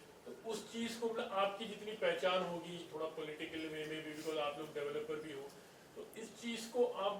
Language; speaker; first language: Hindi; native; Hindi